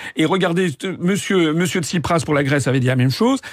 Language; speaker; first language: French; native; French